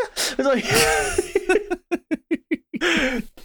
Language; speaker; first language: English; native; English